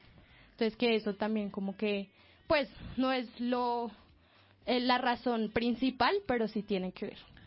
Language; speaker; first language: Spanish; native; Spanish